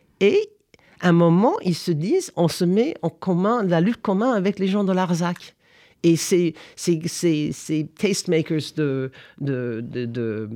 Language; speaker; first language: French; non-native, fluent; English